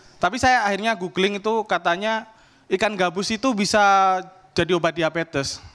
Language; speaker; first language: Indonesian; native; Indonesian